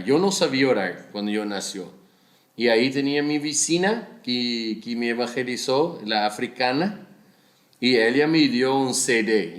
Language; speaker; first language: Spanish; non-native, fluent; Portuguese